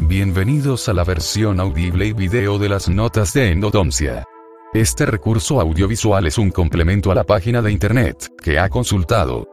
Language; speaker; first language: Spanish; native; Spanish